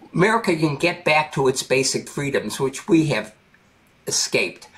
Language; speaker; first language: English; native; English